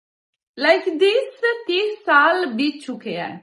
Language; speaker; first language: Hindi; non-native, learner; Italian